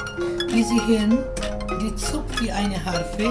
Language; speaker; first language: German; non-native, fluent; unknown